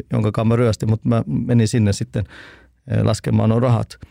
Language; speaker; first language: Finnish; early bilingual, heritage; Finnish